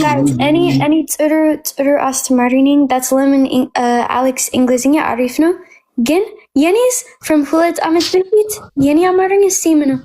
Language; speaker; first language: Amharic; non-native, learner; English